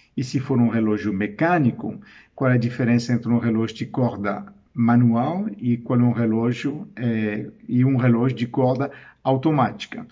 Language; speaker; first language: Portuguese; non-native, fluent; French